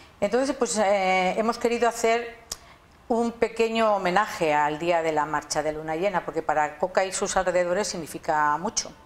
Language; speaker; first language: Spanish; native; Spanish